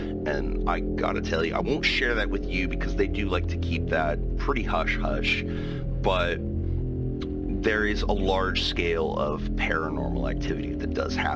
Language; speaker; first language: English; native; English